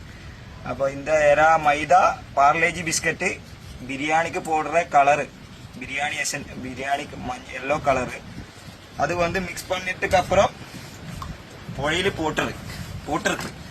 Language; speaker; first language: Tamil; non-native, learner; Malayalam